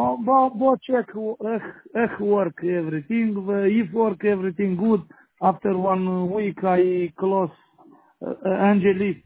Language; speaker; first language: English; non-native, learner; Romanian